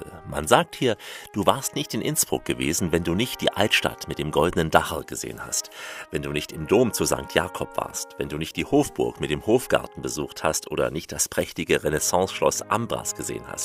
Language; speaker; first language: German; native; German